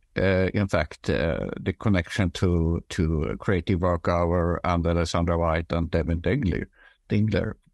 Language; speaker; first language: English; non-native, fluent; Swedish